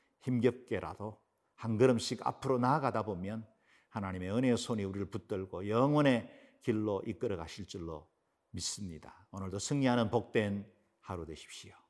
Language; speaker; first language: Korean; native; Korean